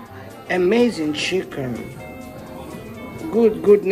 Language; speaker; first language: English; non-native, learner; Russian